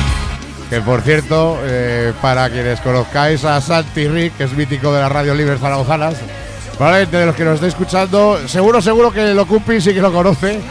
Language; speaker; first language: Spanish; native; Spanish